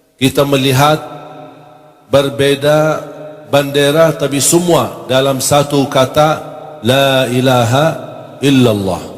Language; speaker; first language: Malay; non-native, fluent; Arabic